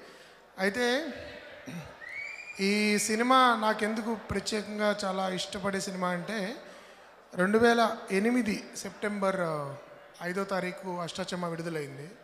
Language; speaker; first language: Telugu; native; Telugu